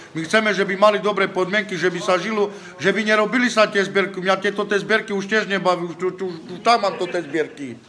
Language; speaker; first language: Slovak; non-native, local second language; Romany